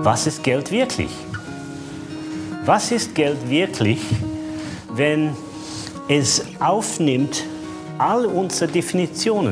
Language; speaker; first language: German; non-native, fluent; English